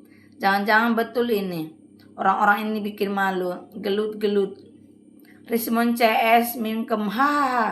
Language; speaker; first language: Indonesian; native; Indonesian